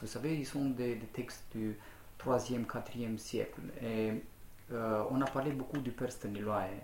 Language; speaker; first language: French; non-native, fluent; Romanian